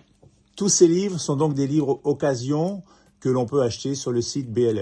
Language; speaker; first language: French; native; French